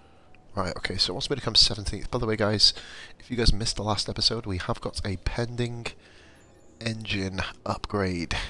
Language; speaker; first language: English; native; English